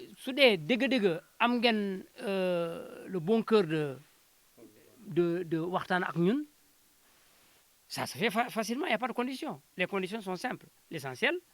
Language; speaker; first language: Wolof; non-native, local second language; Jola-Fonyi